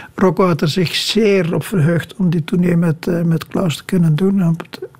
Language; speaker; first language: Dutch; native; Dutch